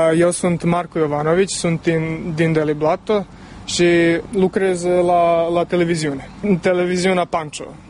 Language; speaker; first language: Romanian; early bilingual, heritage; Romanian